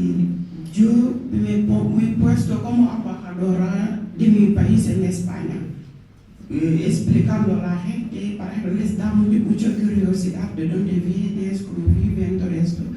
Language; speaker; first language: Spanish; non-native, local second language; Wolof